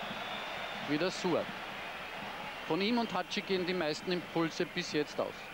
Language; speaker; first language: German; native; German